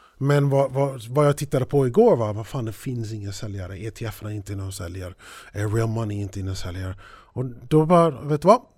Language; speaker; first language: Swedish; early bilingual, heritage; English